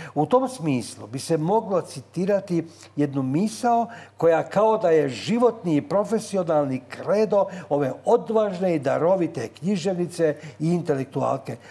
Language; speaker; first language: Croatian; native; Croatian